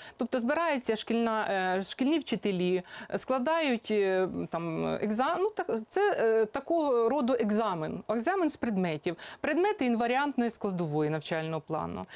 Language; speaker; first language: Ukrainian; native; Ukrainian